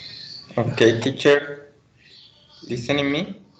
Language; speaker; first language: English; non-native, learner; Spanish